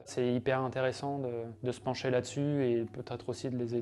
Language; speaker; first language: French; native; French